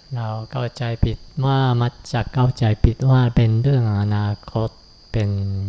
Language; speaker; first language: Thai; non-native, fluent; Japanese